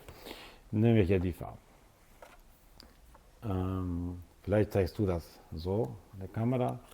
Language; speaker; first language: German; non-native, fluent; Italian